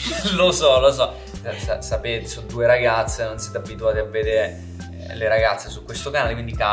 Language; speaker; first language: Italian; native; Italian